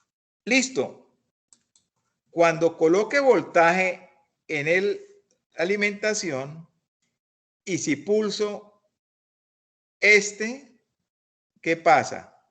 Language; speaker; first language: Spanish; native; Spanish